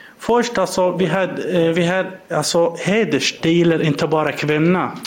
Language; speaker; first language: Swedish; non-native, learner; Arabic